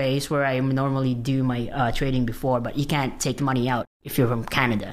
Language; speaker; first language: English; non-native, local second language; Filipino